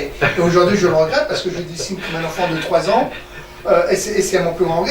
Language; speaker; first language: French; native; French